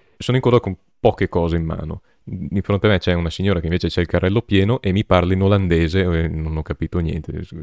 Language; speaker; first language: Italian; native; Italian